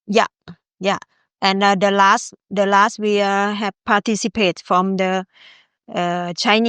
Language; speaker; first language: English; non-native, learner; Thai